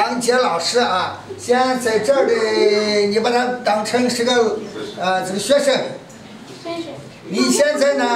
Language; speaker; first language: Chinese; non-native, local second language; Kazakh